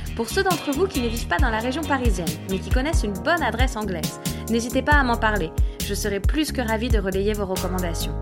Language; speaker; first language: French; native; French